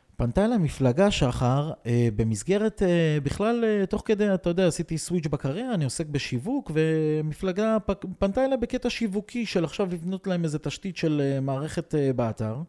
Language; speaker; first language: Hebrew; non-native, fluent; Russian